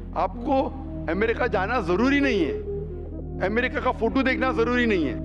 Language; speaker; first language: Hindi; non-native, local second language; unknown